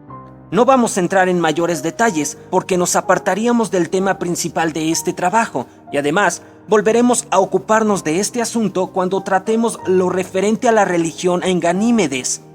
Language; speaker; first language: Spanish; native; Spanish